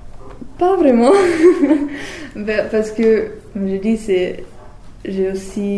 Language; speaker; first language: French; non-native, learner; German